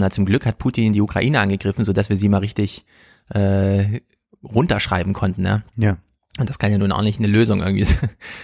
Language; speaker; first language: German; native; German